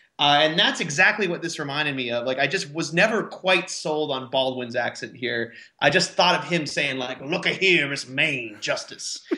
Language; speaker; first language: English; native; English